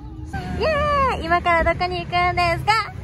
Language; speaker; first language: Japanese; native; Japanese